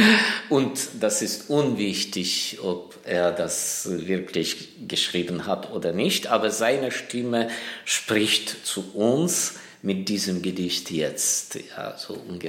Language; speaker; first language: German; non-native, fluent; Ukrainian